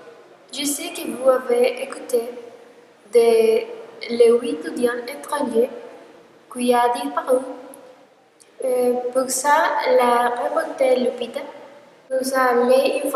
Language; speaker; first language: French; non-native, learner; Spanish